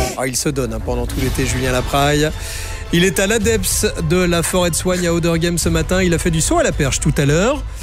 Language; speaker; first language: French; native; French